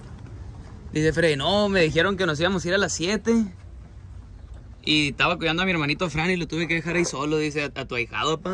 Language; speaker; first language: Spanish; early bilingual, heritage; Spanish